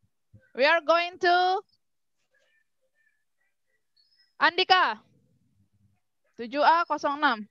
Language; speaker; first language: English; non-native, learner; Indonesian